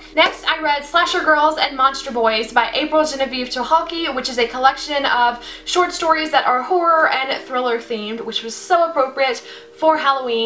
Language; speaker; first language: English; native; English